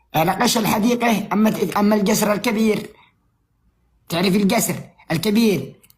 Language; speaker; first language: Arabic; native; Arabic